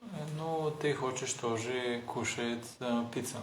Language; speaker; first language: Russian; non-native, learner; Bulgarian